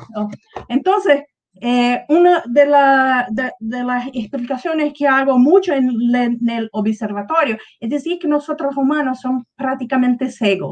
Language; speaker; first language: Spanish; non-native, learner; Portuguese